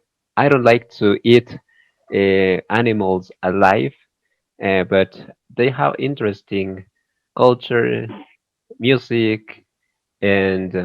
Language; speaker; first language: English; non-native, learner; Spanish